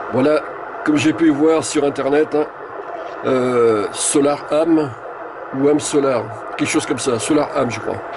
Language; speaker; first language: French; native; French